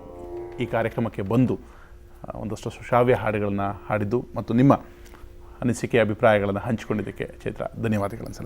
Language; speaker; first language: Kannada; native; Kannada